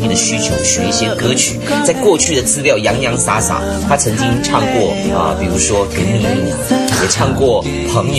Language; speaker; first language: Chinese; native; Chinese